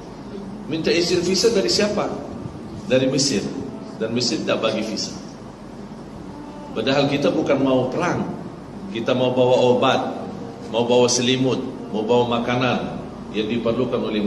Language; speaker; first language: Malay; non-native, fluent; Arabic